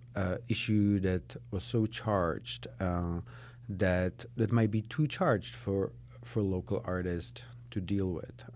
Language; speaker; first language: English; non-native, fluent; Czech